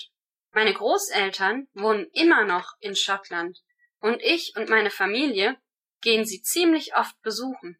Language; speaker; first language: German; non-native, learner; English